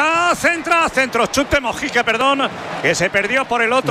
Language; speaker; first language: Spanish; native; Spanish